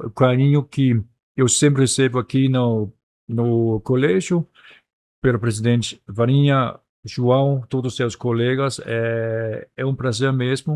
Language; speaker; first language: Portuguese; non-native, fluent; Danish